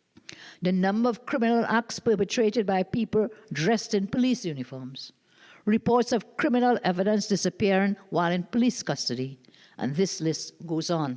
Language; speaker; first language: English; native; English